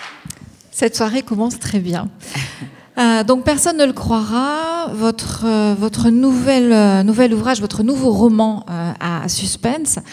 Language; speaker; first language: French; native; French